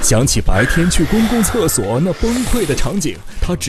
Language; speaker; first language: Chinese; native; Chinese